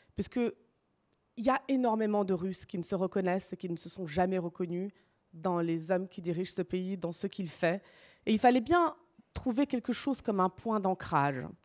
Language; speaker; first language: French; early bilingual, other home language; Russian